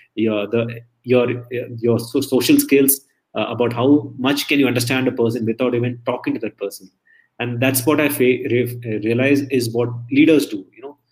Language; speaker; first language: English; non-native, local second language; Malayalam